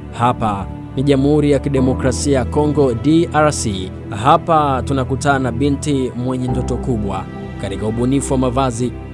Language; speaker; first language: Swahili; native; Swahili